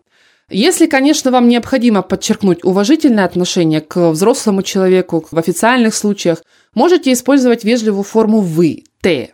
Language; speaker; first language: Russian; native; Russian